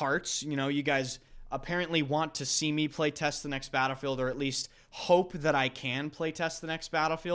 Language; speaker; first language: English; native; English